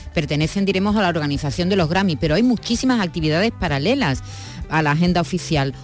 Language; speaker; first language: Spanish; native; Spanish